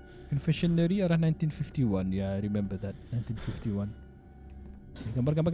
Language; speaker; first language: English; non-native, local second language; Malay